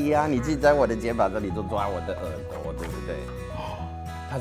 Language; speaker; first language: Chinese; non-native, fluent; Swedish